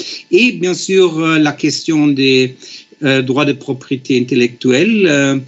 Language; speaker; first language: French; non-native, fluent; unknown